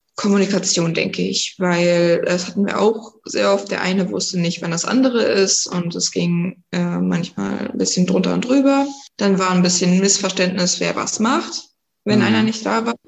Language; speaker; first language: German; native; German